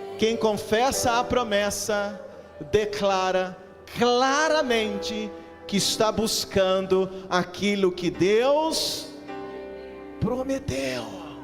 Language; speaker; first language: Portuguese; native; Portuguese